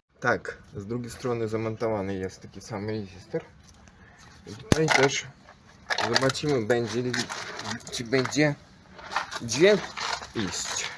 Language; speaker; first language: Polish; non-native, learner; Ukrainian